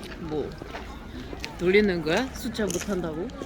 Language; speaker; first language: Korean; non-native, fluent; French